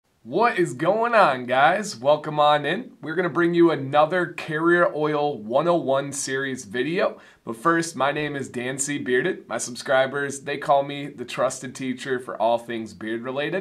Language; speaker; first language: English; native; English